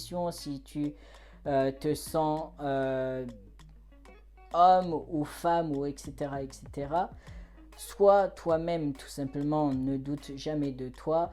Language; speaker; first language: French; native; French